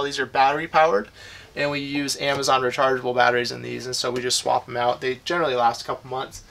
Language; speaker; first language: English; native; English